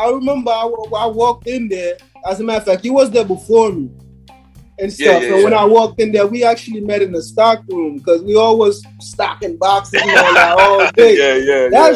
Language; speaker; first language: English; early bilingual, other home language; French